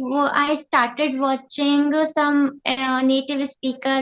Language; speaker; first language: English; non-native, learner; Hindi